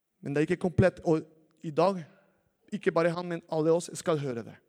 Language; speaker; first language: Norwegian; non-native, fluent; Spanish